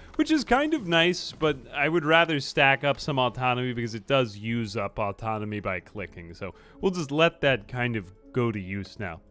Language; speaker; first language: English; native; English